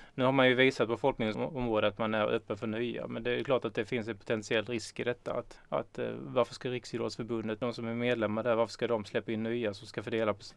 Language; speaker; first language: Swedish; native; Swedish